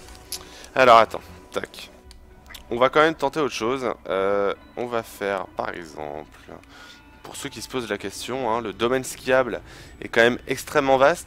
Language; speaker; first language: French; native; French